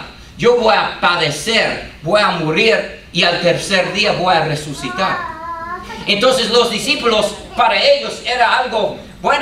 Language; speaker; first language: Spanish; non-native, fluent; English